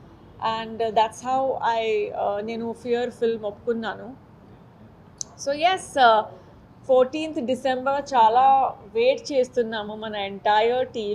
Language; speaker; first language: Telugu; non-native, learner; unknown